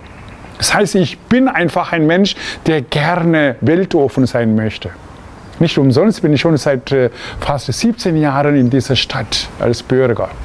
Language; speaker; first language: German; non-native, fluent; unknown